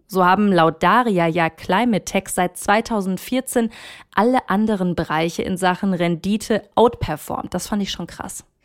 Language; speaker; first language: German; native; German